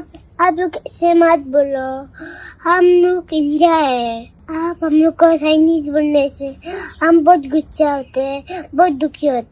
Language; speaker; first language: Hindi; non-native, local second language; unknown